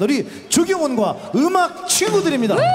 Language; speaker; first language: Korean; native; Korean